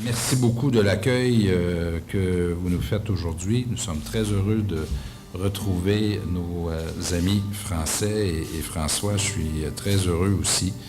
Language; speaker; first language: French; native; French